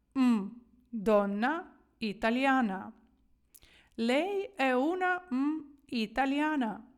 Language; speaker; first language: Italian; non-native, fluent; Ukrainian